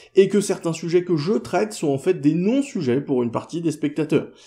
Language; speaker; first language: French; native; French